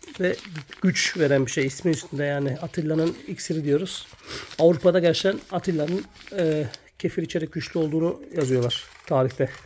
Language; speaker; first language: Turkish; native; Turkish